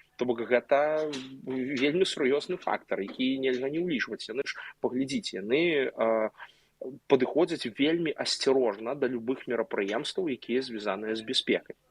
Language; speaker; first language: Belarusian; non-native, local second language; Russian